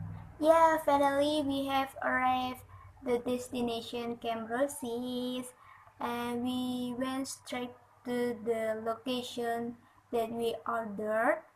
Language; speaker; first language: English; non-native, learner; Indonesian